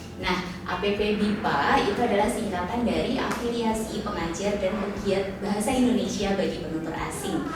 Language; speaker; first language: Indonesian; native; Indonesian